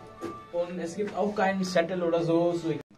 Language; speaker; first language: German; non-native, fluent; Hindi